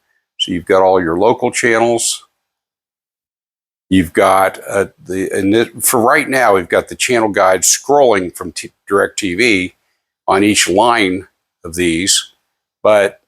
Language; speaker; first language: English; native; English